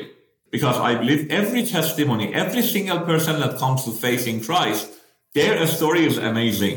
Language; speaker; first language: English; non-native, fluent; Persian